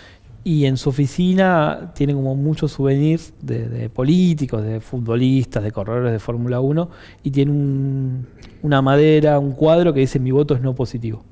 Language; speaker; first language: Spanish; native; Spanish